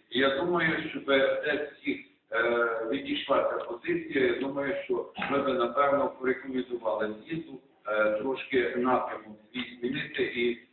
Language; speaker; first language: Ukrainian; native; Ukrainian